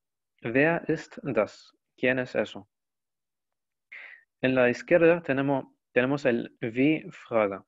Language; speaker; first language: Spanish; non-native, learner; Arabic